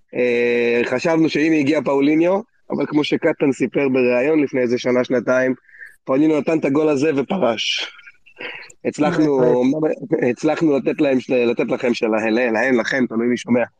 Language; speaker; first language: Hebrew; native; Hebrew